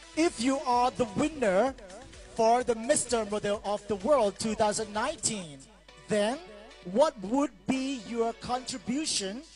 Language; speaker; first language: English; non-native, fluent; Thai